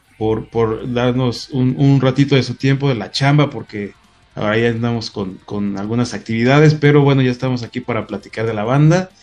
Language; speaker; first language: Spanish; native; Spanish